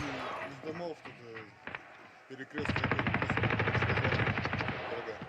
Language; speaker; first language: Russian; native; Russian